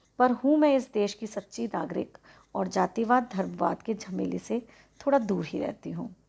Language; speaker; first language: Hindi; native; Hindi